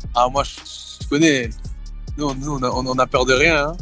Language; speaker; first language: French; early bilingual, other home language; Thai